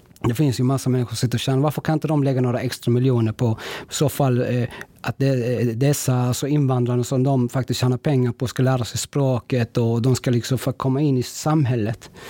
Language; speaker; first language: Swedish; early bilingual, other home language; Spanish